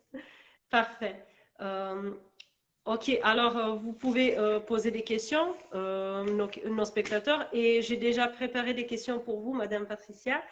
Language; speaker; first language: French; non-native, learner; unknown